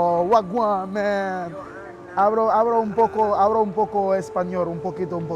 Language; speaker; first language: Spanish; non-native, learner; Haitian Creole